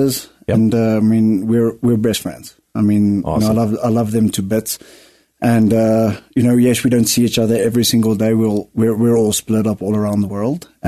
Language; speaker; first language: English; non-native, local second language; Afrikaans